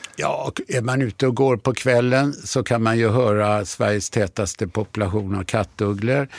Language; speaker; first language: Swedish; native; Swedish